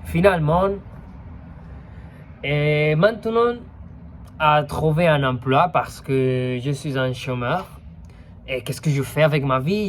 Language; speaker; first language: French; non-native, fluent; Spanish